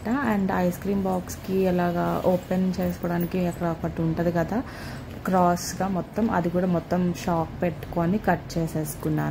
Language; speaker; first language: Telugu; native; Telugu